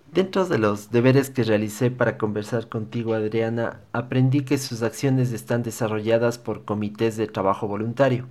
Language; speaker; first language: Spanish; native; Spanish